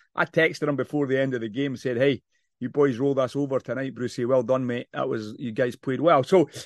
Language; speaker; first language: English; native; English